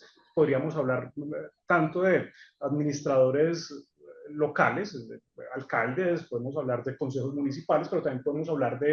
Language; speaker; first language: Spanish; native; Spanish